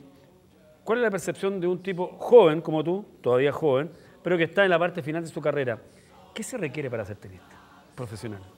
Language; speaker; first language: Spanish; native; Spanish